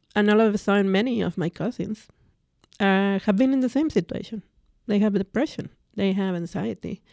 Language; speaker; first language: English; non-native, fluent; Spanish